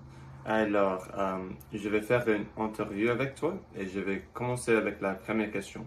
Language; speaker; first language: French; early bilingual, other home language; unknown